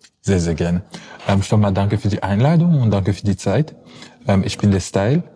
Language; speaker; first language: German; non-native, fluent; French